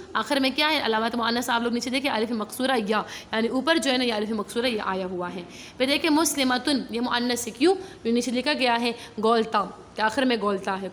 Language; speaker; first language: Urdu; non-native, local second language; Pashto